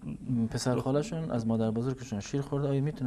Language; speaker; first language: Persian; native; Persian